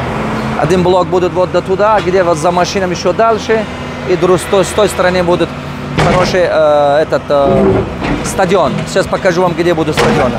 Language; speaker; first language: Russian; non-native, local second language; Tajik